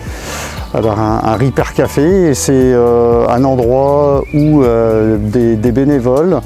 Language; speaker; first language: French; native; French